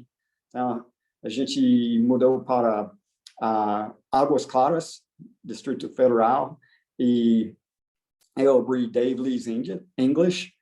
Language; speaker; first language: Portuguese; non-native, fluent; English